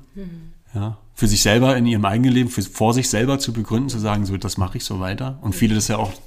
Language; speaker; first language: German; native; German